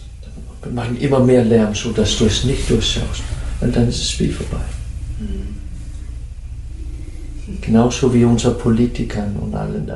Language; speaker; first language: German; non-native, fluent; Dutch